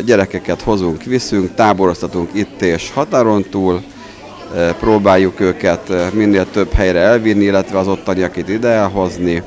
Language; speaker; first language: Hungarian; native; Hungarian